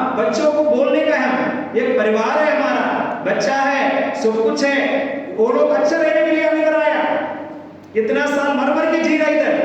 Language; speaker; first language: Hindi; non-native, local second language; Telugu